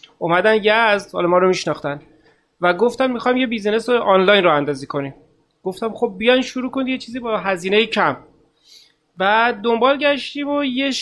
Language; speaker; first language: Persian; native; Persian